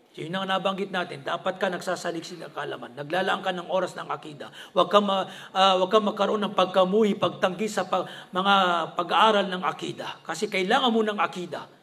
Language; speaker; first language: Filipino; non-native, local second language; Maranao